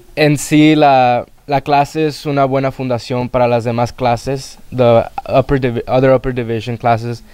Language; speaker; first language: Spanish; early bilingual, heritage; Spanish